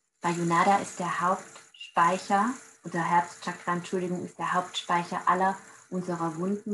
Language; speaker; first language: German; native; German